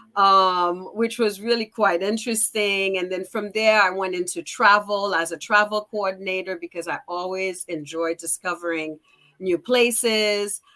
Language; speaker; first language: English; early bilingual, other home language; Haitian Creole